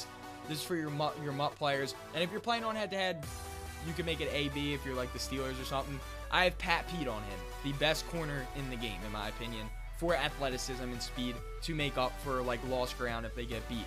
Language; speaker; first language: English; native; English